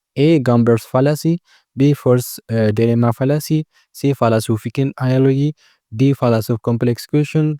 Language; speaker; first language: English; non-native, local second language; Amharic